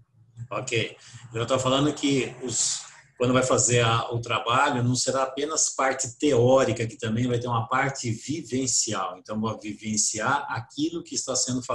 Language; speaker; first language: Spanish; non-native, learner; Portuguese